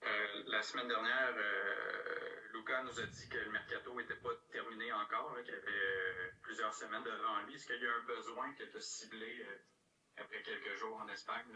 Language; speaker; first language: French; native; French